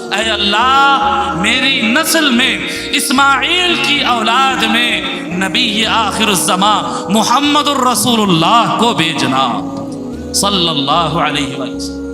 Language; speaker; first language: Urdu; native; Urdu